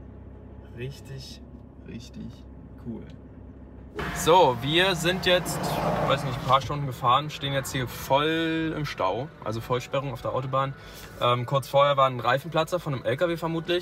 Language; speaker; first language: German; native; German